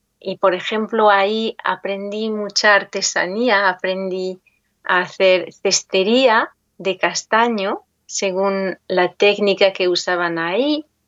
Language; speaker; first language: Spanish; non-native, fluent; French